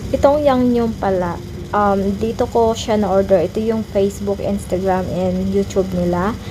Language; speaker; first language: Filipino; non-native, local second language; Cebuano